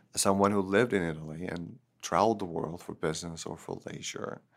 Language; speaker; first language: English; non-native, fluent; Turkish